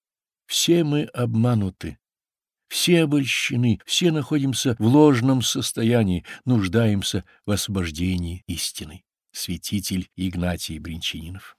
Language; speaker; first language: Russian; native; Russian